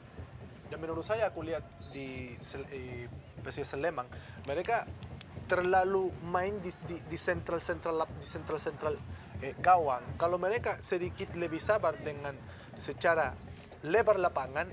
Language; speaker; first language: Indonesian; non-native, fluent; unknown